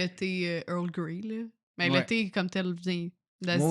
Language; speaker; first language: French; native; French